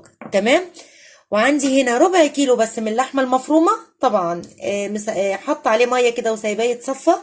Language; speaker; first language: Arabic; native; Arabic